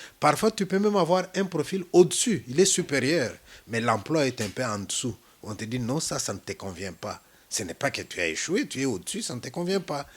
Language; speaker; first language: French; non-native, local second language; Luba-Lulua